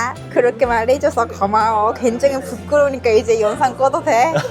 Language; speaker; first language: Korean; non-native, learner; Japanese